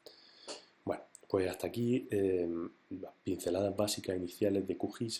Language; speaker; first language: Spanish; native; Spanish